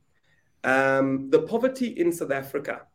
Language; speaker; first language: English; non-native, local second language; Venda